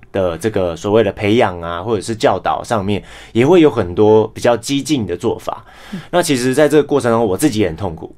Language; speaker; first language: Chinese; non-native, local second language; English